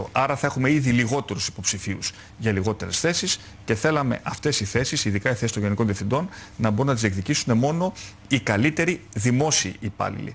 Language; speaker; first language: Greek; native; Greek